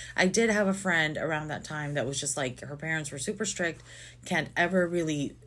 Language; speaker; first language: English; non-native, local second language; Filipino